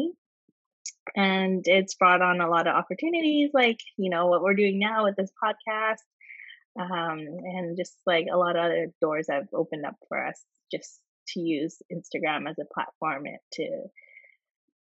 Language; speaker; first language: English; native; English